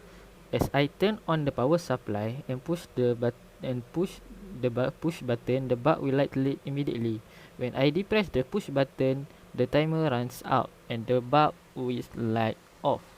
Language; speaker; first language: English; non-native, local second language; Malay